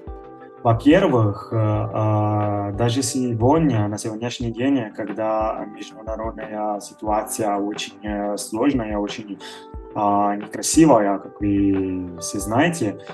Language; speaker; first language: Russian; non-native, fluent; Italian